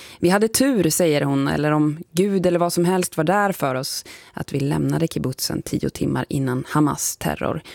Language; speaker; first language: Swedish; native; Swedish